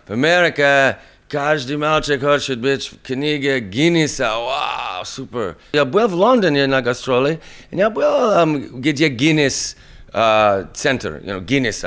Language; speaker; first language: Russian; non-native, learner; English